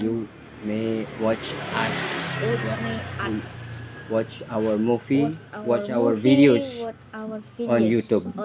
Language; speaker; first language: English; non-native, learner; Balinese